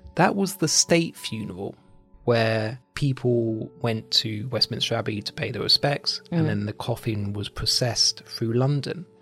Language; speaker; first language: English; native; English